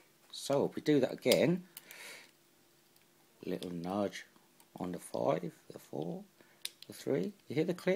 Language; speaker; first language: English; native; English